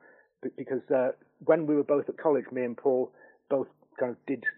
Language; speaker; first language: English; native; English